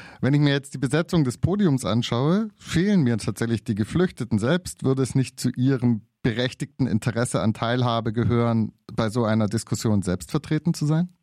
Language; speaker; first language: German; native; German